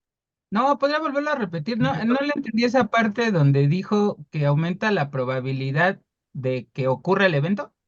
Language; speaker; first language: Spanish; native; Spanish